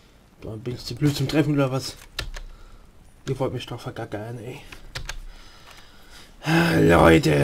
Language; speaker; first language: German; native; German